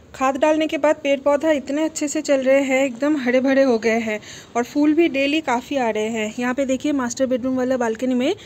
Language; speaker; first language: Hindi; non-native, local second language; Bangla